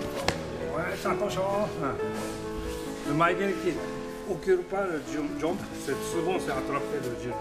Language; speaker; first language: French; non-native, learner; Japanese